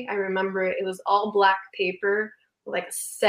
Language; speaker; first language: English; native; English